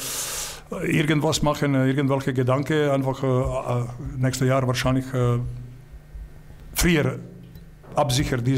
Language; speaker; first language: German; non-native, learner; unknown